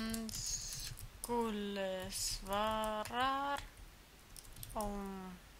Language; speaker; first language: Swedish; non-native, learner; German